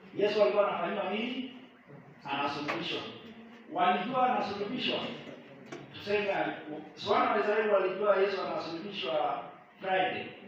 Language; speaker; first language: Swahili; non-native, local second language; Kalenjin